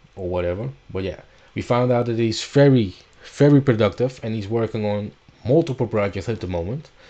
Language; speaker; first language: English; non-native, fluent; Dutch